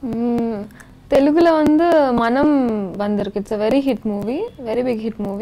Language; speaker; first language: Tamil; non-native, local second language; Telugu